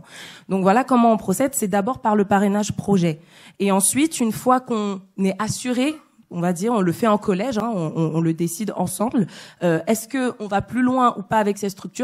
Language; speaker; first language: French; native; French